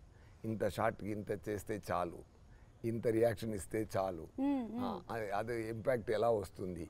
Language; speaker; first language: Telugu; non-native, learner; Tamil